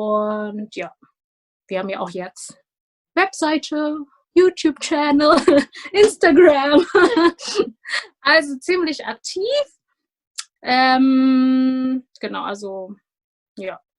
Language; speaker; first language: German; non-native, fluent; Indonesian